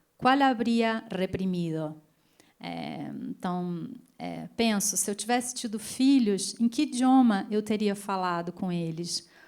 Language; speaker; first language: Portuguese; early bilingual, other home language; Spanish